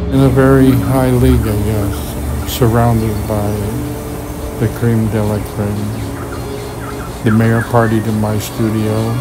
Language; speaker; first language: English; native; English